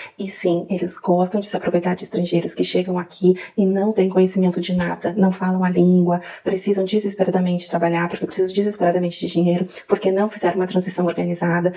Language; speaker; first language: Portuguese; native; Portuguese